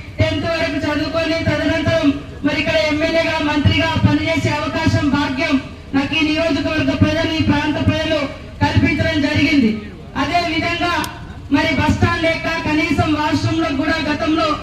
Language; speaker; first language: Telugu; native; Telugu